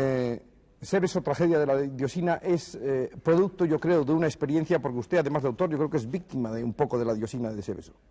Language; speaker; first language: Spanish; native; Spanish